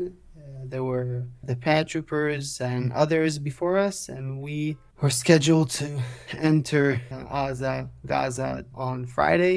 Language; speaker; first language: English; non-native, fluent; Hebrew